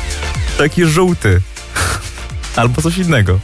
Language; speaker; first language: Polish; native; Polish